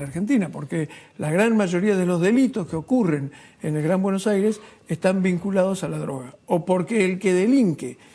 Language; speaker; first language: Spanish; native; Spanish